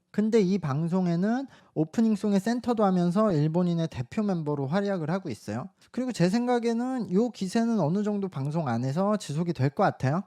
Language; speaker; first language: Korean; native; Korean